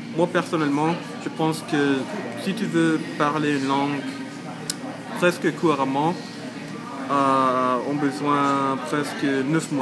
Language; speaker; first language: French; non-native, learner; English